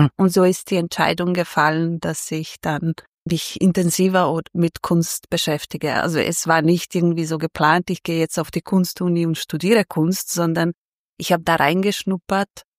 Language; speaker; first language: German; non-native, fluent; Bosnian